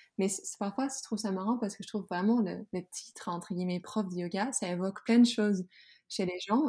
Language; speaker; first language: French; non-native, fluent; Dutch